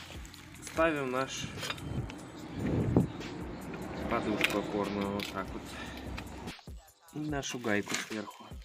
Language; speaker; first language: Russian; native; Russian